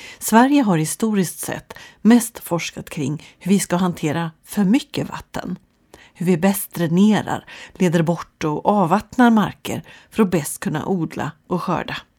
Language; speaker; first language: Swedish; native; Swedish